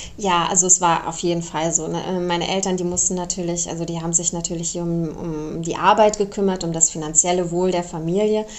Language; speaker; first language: German; early bilingual, other home language; Romanian